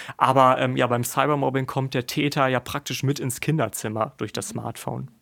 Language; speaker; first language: German; native; German